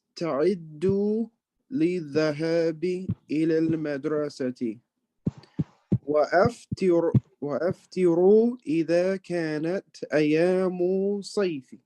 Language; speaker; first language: Arabic; non-native, learner; English